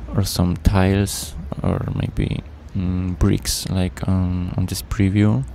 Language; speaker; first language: English; non-native, fluent; Polish